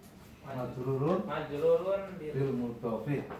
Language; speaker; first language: Arabic; non-native, fluent; Indonesian